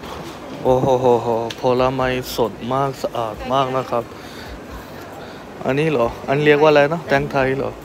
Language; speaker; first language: Thai; non-native, fluent; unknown